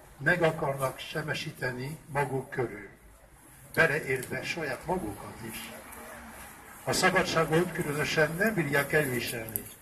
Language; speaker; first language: Hungarian; non-native, fluent; French